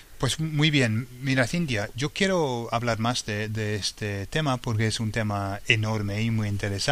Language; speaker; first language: Spanish; non-native, fluent; English